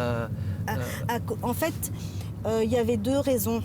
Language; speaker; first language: French; non-native, local second language; Arabic